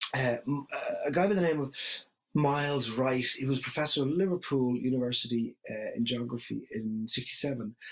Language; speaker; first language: English; native; English